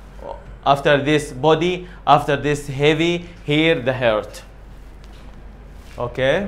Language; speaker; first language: English; non-native, learner; Arabic